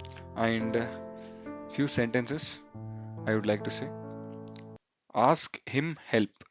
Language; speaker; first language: English; non-native, local second language; Kannada